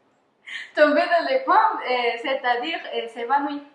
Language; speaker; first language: French; non-native, fluent; Spanish